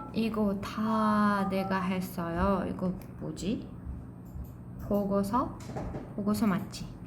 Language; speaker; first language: Korean; non-native, learner; Uzbek